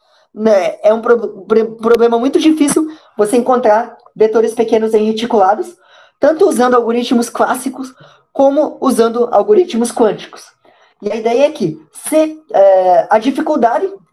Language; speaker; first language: Portuguese; native; Portuguese